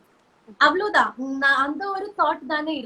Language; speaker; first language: Tamil; non-native, learner; Malayalam